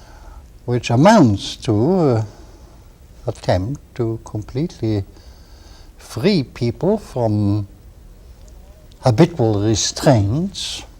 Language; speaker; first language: English; non-native, fluent; German